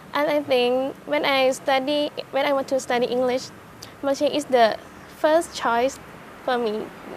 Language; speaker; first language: English; non-native, learner; Thai